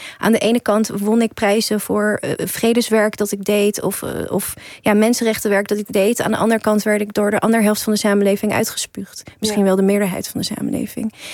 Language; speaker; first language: Dutch; early bilingual, other home language; Persian